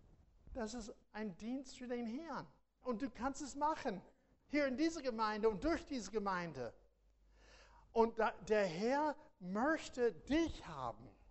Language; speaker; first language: German; non-native, fluent; English